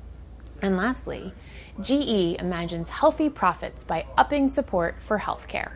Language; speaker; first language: English; native; English